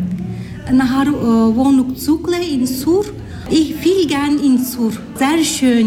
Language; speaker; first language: German; non-native, learner; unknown